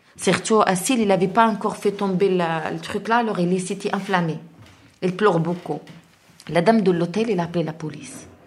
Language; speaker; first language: French; non-native, learner; Arabic